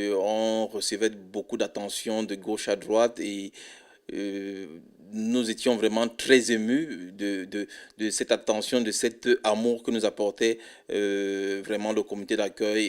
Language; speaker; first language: French; non-native, fluent; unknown